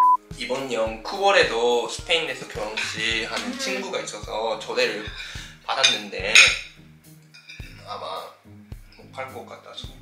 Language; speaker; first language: Korean; non-native, fluent; Japanese